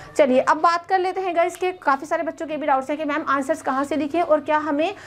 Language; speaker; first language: Hindi; native; Hindi